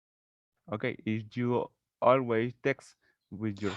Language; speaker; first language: English; non-native, learner; Spanish